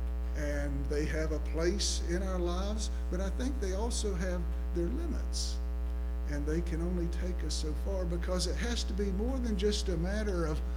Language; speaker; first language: English; native; English